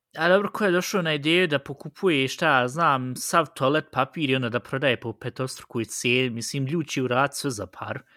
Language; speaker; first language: Bosnian; early bilingual, heritage; Bosnian